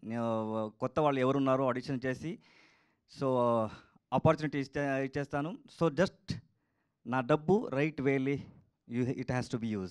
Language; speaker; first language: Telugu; non-native, learner; Kannada